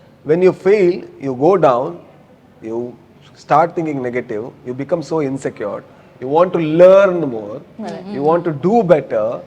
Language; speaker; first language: English; non-native, local second language; Kannada